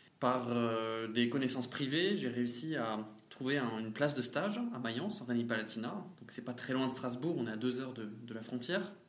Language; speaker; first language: French; native; French